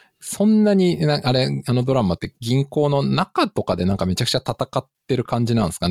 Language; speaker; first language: Japanese; native; Japanese